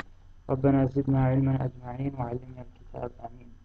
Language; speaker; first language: Arabic; non-native, fluent; English